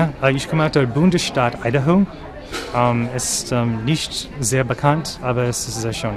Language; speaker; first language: German; non-native, learner; English